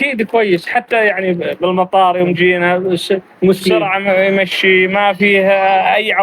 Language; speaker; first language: Arabic; native; Arabic